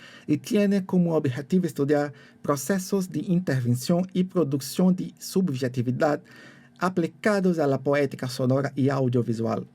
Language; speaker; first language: Spanish; non-native, fluent; Portuguese